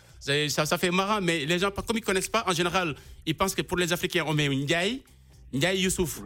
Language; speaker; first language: French; non-native, local second language; Wolof